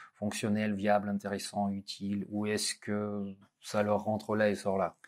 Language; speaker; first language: French; non-native, fluent; Russian